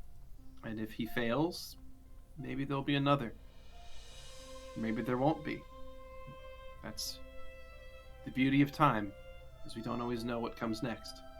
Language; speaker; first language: English; native; English